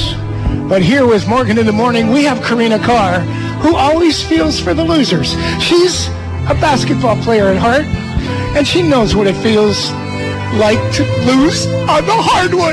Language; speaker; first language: English; native; English